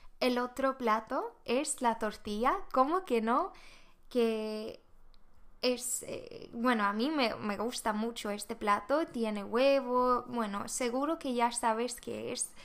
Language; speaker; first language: Spanish; non-native, fluent; Swedish